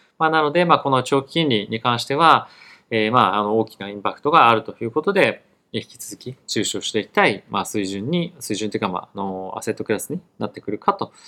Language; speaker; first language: Japanese; native; Japanese